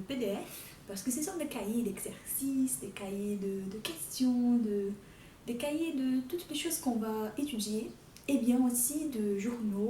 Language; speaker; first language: French; non-native, fluent; Portuguese